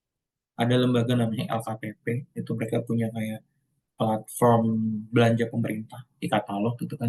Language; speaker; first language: Indonesian; native; Indonesian